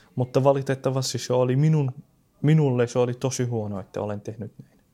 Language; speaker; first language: Finnish; non-native, fluent; Arabic